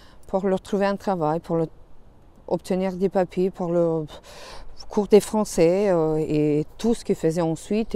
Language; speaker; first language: French; non-native, fluent; Romanian